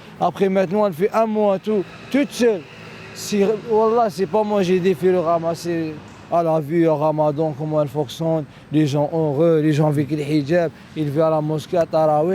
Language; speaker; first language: French; non-native, learner; Arabic